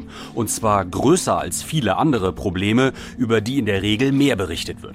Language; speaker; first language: German; native; German